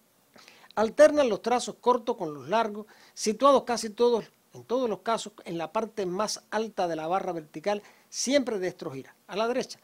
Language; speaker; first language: Spanish; native; Spanish